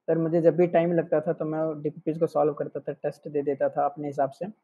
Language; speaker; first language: Hindi; native; Hindi